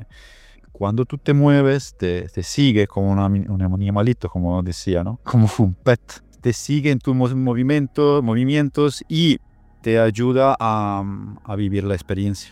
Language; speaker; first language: Spanish; non-native, fluent; Italian